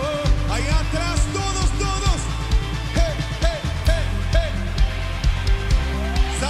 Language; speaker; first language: Spanish; native; Spanish